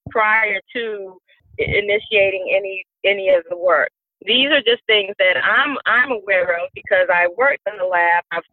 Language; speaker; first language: English; native; English